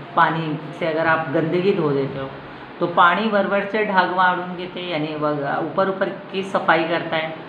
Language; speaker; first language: Hindi; non-native, local second language; Marathi